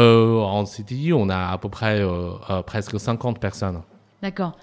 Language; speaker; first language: French; non-native, fluent; Chinese